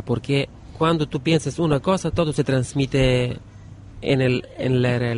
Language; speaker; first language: Spanish; non-native, learner; Bulgarian